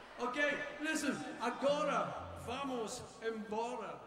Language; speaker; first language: Portuguese; non-native, learner; English